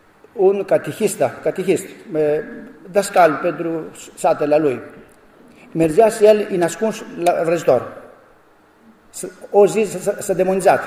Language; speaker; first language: Romanian; non-native, learner; Greek